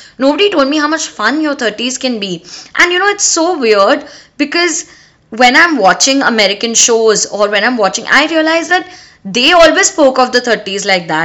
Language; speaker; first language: English; non-native, local second language; Hindi